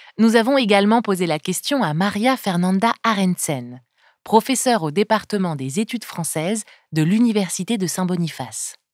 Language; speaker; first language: French; native; French